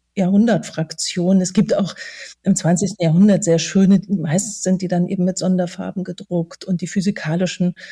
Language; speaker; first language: German; native; German